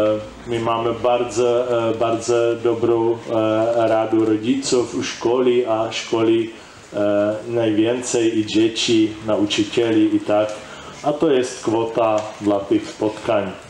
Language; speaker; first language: Polish; non-native, learner; Czech